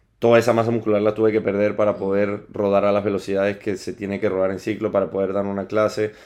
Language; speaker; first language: Spanish; native; Spanish